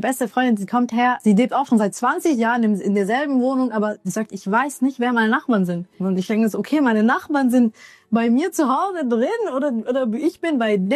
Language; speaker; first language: German; early bilingual, other home language; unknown